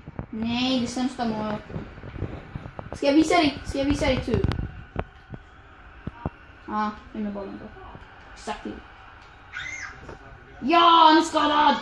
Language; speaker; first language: Swedish; early bilingual, other home language; Kurdish